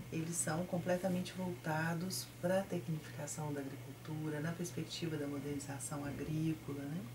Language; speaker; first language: Portuguese; native; Portuguese